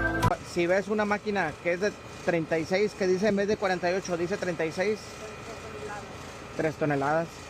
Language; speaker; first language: Spanish; native; Spanish